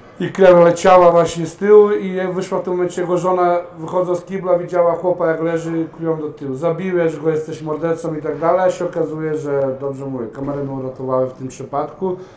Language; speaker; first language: Polish; early bilingual, heritage; Serbian